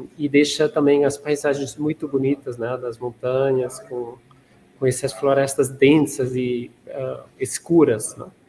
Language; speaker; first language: Portuguese; non-native, fluent; Catalan